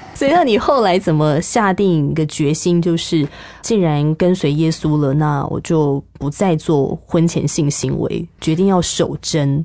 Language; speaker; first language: Chinese; native; Chinese